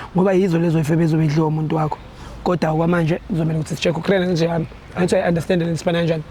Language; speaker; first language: Zulu; native; Zulu